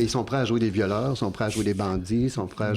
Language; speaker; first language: French; native; French